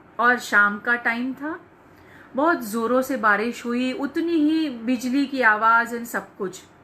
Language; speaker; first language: Hindi; non-native, local second language; Gujarati